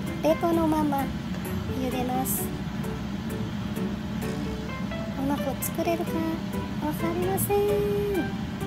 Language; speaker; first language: Japanese; non-native, fluent; Filipino